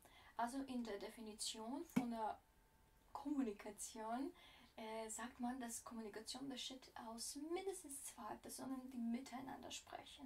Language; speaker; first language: German; non-native, fluent; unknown